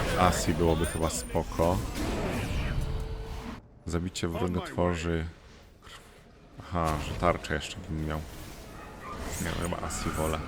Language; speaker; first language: Polish; native; Polish